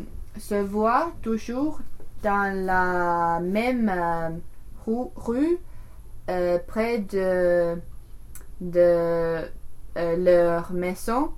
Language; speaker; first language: French; non-native, learner; English